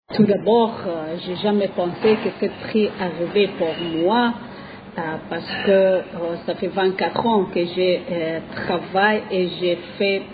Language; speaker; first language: French; non-native, learner; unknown